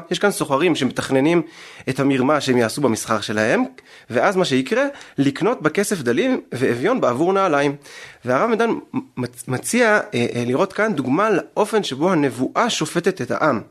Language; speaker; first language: Hebrew; native; Hebrew